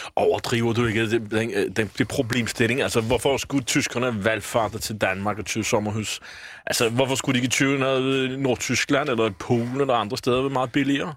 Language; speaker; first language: Danish; native; Danish